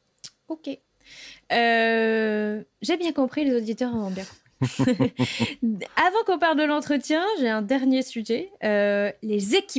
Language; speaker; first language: French; native; French